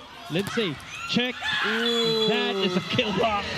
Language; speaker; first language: English; non-native, local second language; Filipino